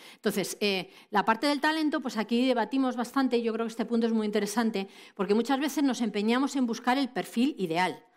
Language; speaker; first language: Spanish; native; Spanish